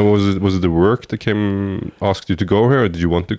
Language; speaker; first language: English; non-native, fluent; Norwegian